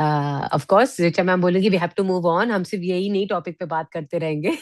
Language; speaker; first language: Hindi; native; Hindi